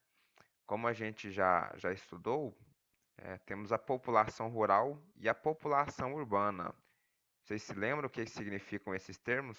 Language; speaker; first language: Portuguese; native; Portuguese